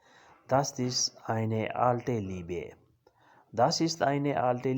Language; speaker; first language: German; non-native, learner; Urdu